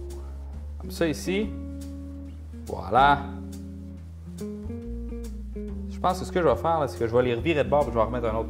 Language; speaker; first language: French; native; French